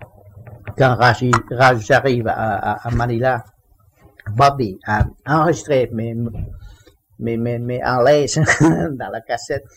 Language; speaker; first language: French; non-native, learner; Vietnamese